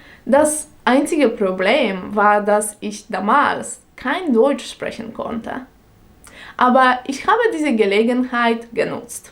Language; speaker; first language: German; non-native, fluent; Polish